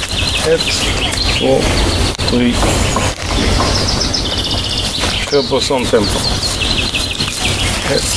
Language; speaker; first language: Swedish; non-native, fluent; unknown